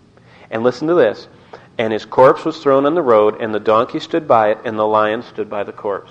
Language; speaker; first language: English; native; English